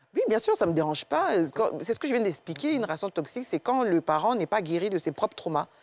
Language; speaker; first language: French; native; French